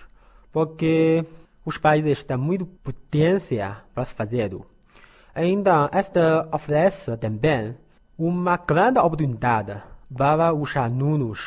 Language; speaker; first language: Portuguese; non-native, learner; Chinese